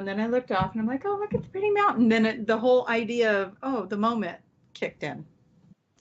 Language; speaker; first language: English; native; English